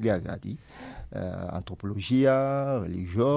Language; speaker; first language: Catalan; non-native, fluent; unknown